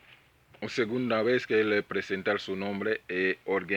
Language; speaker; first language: Spanish; non-native, learner; Haitian Creole